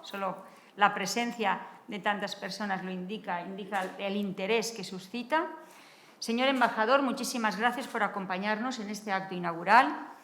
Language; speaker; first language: Spanish; native; Spanish